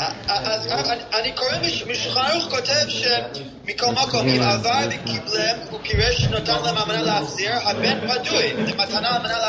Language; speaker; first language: Hebrew; non-native, fluent; English